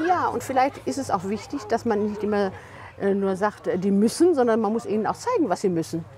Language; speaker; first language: German; native; German